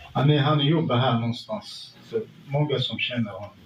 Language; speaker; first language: Swedish; non-native, fluent; Arabic